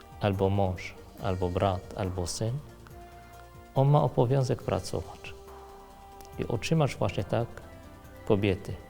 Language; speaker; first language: Polish; non-native, fluent; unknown